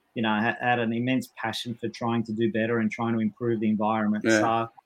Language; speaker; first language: English; native; English